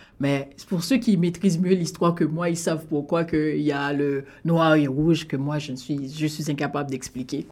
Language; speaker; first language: French; non-native, local second language; Haitian Creole